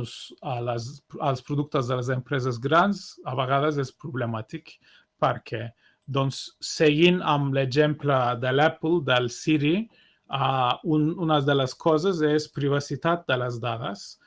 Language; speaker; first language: Catalan; non-native, fluent; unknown